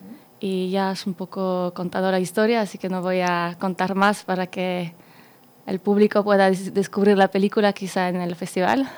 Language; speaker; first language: Spanish; non-native, fluent; French